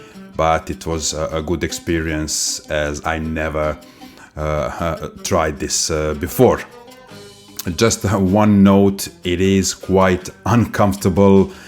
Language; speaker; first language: English; non-native, fluent; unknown